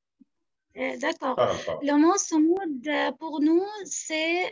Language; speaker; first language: French; non-native, fluent; Arabic